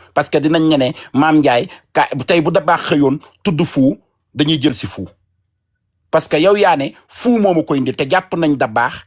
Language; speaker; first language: Wolof; native; Wolof